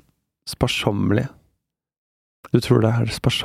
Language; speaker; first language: Norwegian; native; Norwegian